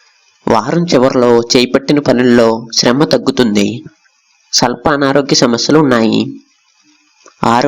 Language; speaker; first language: Telugu; native; Telugu